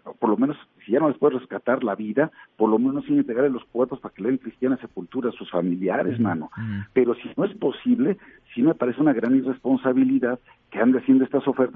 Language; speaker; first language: Spanish; native; Spanish